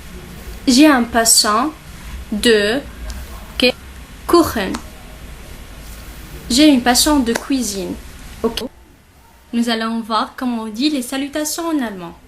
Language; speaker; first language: French; non-native, local second language; Arabic